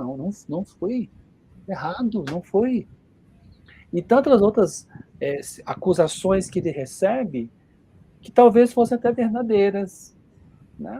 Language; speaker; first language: Portuguese; native; Portuguese